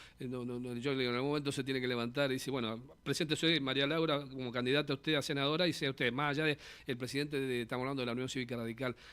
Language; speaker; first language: Spanish; native; Spanish